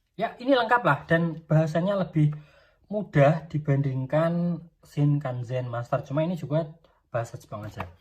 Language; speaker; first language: Indonesian; native; Indonesian